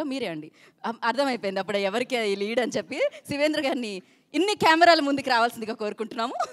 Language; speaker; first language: Telugu; native; Telugu